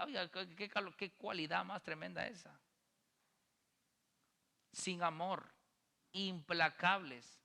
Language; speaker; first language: Spanish; native; Spanish